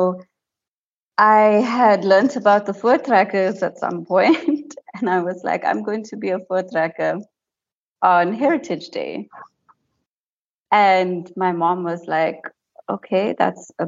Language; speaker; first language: English; native; English